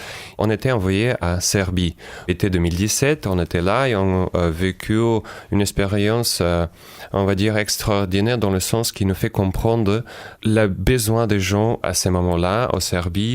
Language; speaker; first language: French; non-native, fluent; Ukrainian